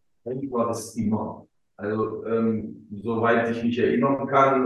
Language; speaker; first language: German; early bilingual, other home language; Croatian